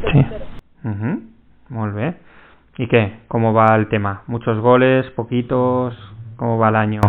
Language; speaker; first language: Spanish; native; Spanish